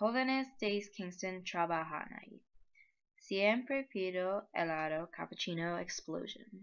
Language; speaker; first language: Spanish; non-native, learner; English